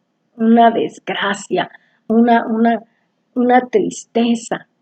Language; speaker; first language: Spanish; native; Spanish